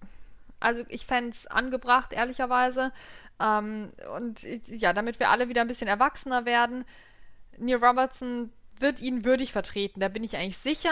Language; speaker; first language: German; native; German